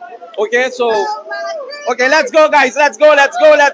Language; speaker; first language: English; non-native, fluent; Haitian Creole